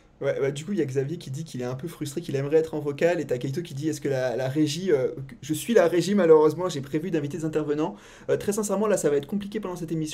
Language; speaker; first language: French; native; French